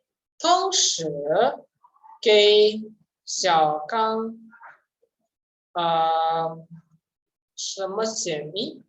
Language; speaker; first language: Chinese; non-native, fluent; Indonesian